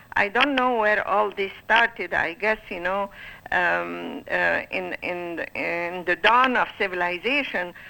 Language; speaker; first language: English; non-native, fluent; Arabic